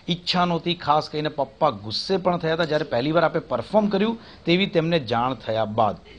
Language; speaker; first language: Gujarati; native; Gujarati